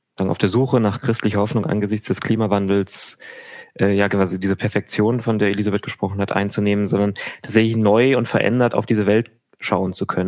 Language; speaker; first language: German; native; German